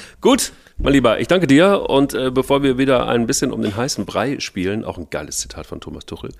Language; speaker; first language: German; native; German